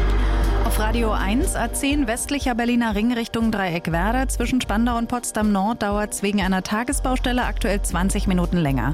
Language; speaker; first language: German; native; German